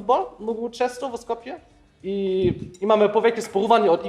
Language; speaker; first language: Macedonian; non-native, learner; German